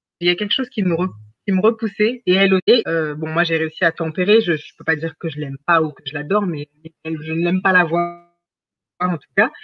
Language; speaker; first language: French; early bilingual, other home language; Wolof